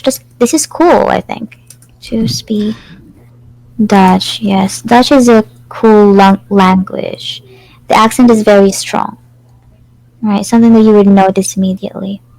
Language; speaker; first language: English; non-native, fluent; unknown